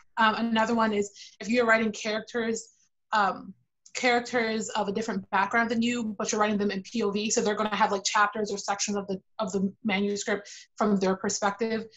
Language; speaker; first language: English; native; English